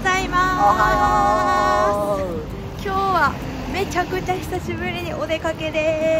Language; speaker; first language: Japanese; native; Japanese